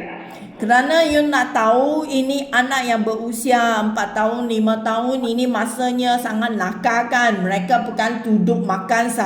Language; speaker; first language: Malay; non-native, local second language; Chinese